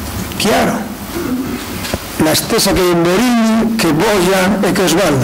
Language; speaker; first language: Italian; non-native, learner; Spanish